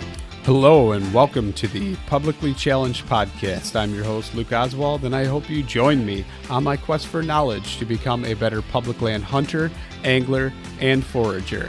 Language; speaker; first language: English; native; English